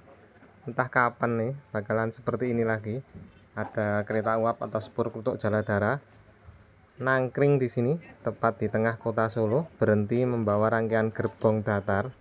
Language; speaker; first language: Indonesian; native; Indonesian